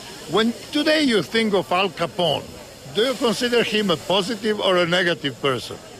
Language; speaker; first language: English; non-native, fluent; Croatian